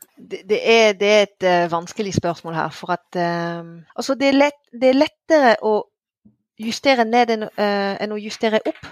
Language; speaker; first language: Norwegian; non-native, fluent; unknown